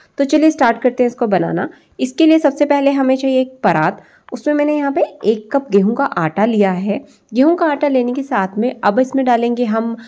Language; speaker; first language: Hindi; native; Hindi